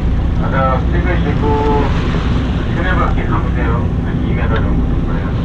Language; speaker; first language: Korean; native; Korean